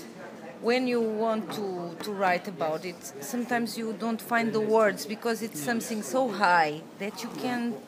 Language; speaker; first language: English; non-native, learner; Portuguese